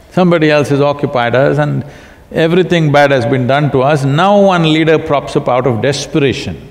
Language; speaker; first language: English; non-native, local second language; Kannada